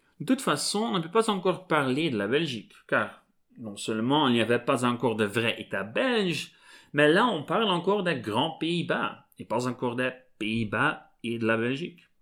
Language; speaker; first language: French; non-native, local second language; Dutch